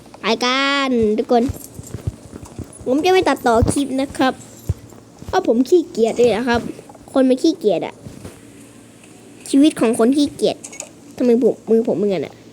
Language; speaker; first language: Thai; native; Thai